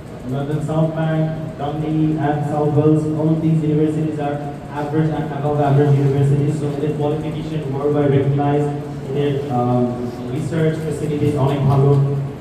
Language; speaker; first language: English; non-native, local second language; Bangla